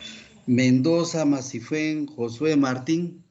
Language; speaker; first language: Spanish; native; Spanish